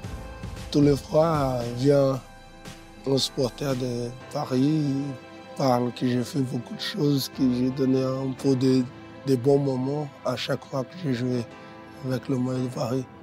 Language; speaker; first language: French; non-native, fluent; Portuguese